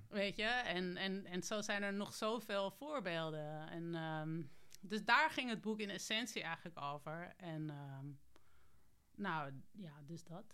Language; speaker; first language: Dutch; native; Dutch